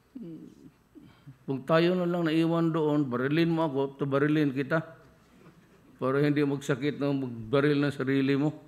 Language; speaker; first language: Filipino; non-native, local second language; Cebuano